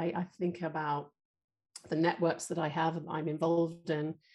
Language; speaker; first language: English; native; English